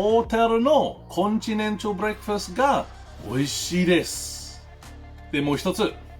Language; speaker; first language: Japanese; non-native, learner; English